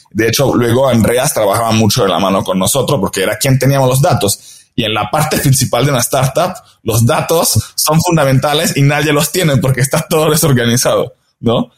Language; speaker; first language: Spanish; non-native, fluent; Italian